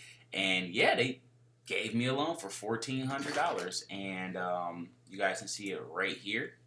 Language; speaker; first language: English; native; English